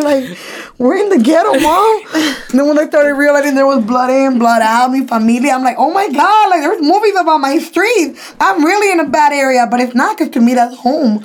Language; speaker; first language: English; early bilingual, other home language; Spanish